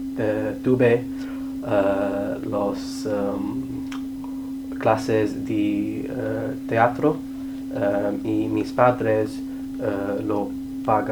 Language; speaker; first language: Spanish; non-native, learner; English